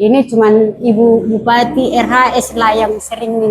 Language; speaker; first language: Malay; non-native, local second language; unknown